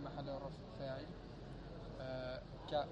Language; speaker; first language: Arabic; non-native, learner; French